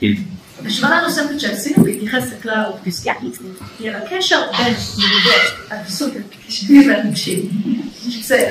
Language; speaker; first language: Hebrew; native; Hebrew